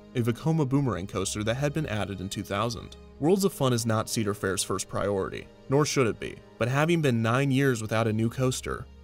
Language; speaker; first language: English; native; English